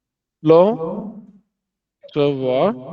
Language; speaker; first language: French; non-native, learner; Hindi